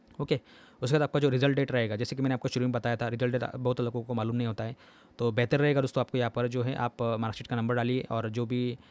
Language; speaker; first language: Hindi; non-native, local second language; Marathi